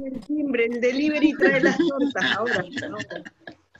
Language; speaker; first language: Spanish; native; Spanish